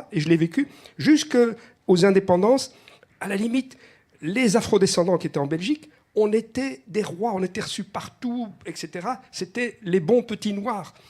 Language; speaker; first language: French; native; French